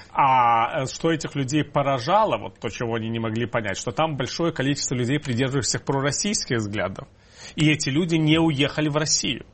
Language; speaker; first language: Russian; native; Russian